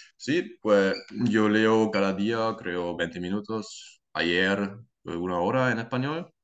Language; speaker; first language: Spanish; non-native, learner; German